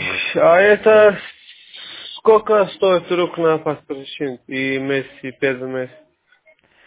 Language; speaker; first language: Russian; non-native, learner; Azerbaijani